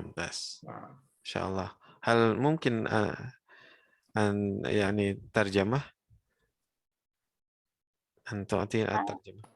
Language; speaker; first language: Arabic; non-native, fluent; Indonesian